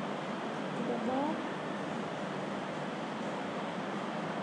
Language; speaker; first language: French; non-native, learner; Khmer